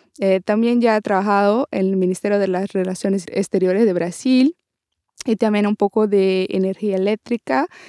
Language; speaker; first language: Spanish; non-native, learner; Portuguese